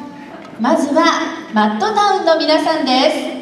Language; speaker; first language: Japanese; native; Japanese